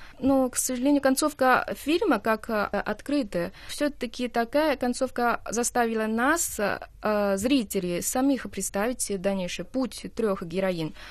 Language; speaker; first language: Russian; non-native, fluent; Chinese